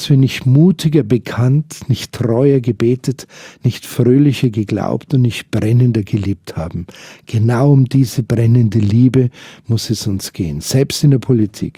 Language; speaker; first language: German; native; German